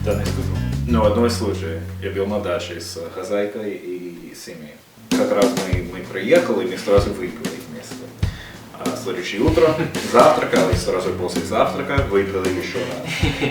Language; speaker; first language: Russian; non-native, fluent; English